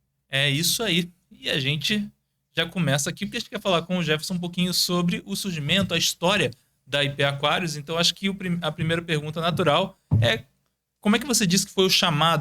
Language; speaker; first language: Portuguese; native; Portuguese